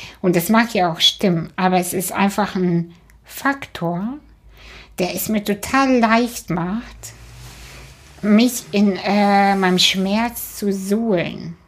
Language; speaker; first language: German; early bilingual, other home language; Russian